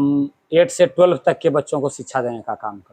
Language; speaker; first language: Hindi; native; Hindi